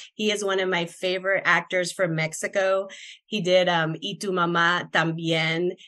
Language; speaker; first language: English; non-native, fluent; Spanish